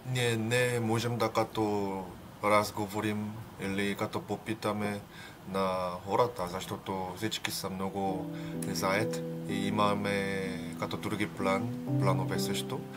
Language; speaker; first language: Bulgarian; non-native, learner; Korean